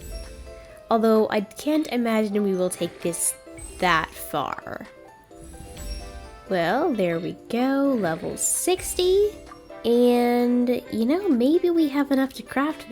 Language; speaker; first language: English; native; English